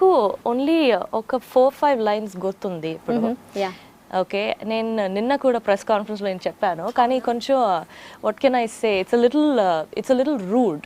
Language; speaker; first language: Telugu; non-native, fluent; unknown